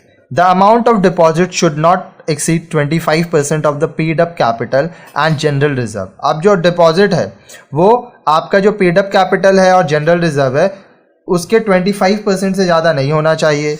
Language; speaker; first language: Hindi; native; Hindi